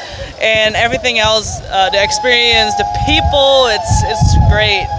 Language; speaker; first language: English; non-native, fluent; Dutch